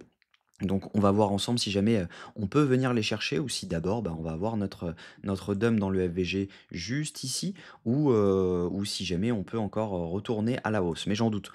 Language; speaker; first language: French; native; French